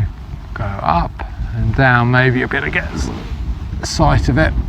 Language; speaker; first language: English; native; English